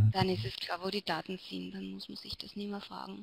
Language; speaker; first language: German; native; German